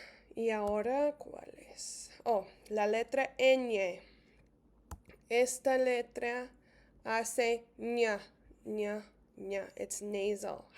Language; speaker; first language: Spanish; non-native, fluent; English